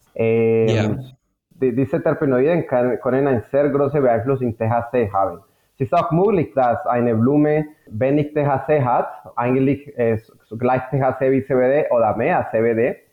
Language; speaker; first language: German; non-native, fluent; Spanish